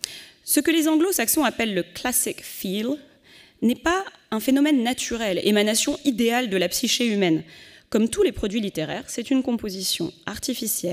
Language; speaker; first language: French; native; French